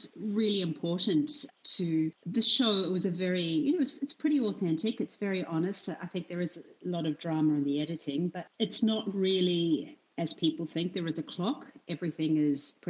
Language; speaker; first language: English; native; English